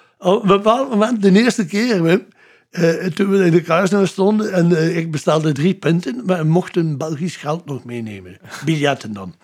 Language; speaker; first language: Dutch; native; Dutch